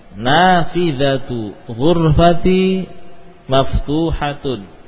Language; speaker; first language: Arabic; non-native, fluent; Indonesian